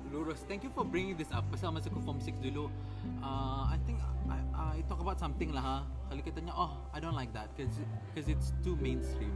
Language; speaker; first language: English; non-native, local second language; Malay